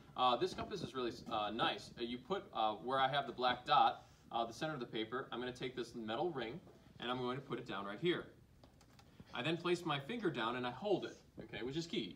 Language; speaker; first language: English; native; English